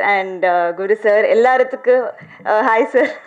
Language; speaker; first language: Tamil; non-native, learner; Telugu